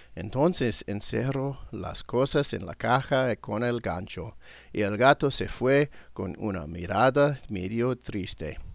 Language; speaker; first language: Spanish; non-native, learner; English